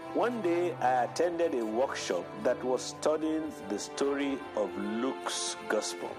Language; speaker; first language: English; non-native, fluent; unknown